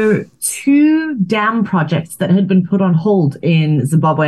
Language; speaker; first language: English; native; English